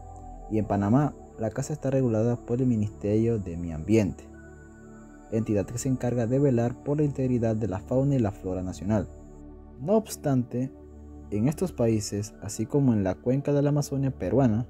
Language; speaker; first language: Spanish; native; Spanish